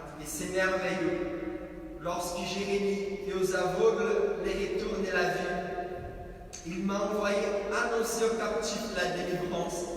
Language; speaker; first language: French; non-native, fluent; Portuguese